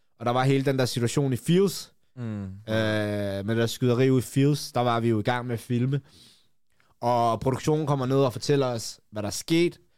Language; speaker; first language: Danish; early bilingual, other home language; Kurdish